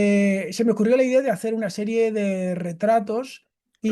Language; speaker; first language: Spanish; native; Spanish